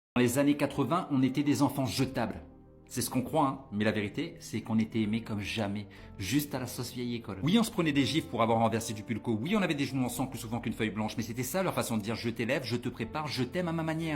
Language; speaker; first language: French; native; French